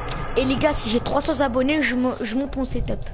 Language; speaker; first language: French; native; French